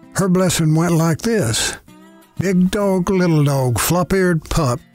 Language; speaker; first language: English; native; English